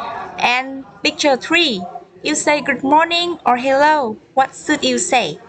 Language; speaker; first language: English; non-native, learner; Vietnamese